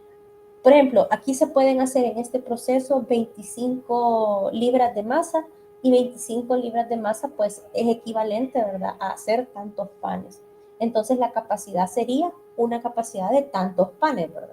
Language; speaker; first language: Spanish; native; Spanish